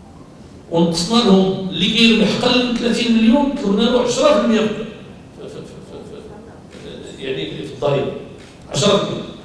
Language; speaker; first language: Arabic; native; Arabic